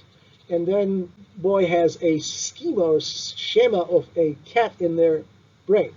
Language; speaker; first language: English; non-native, fluent; Turkish